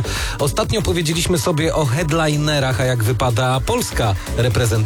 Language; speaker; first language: Polish; native; Polish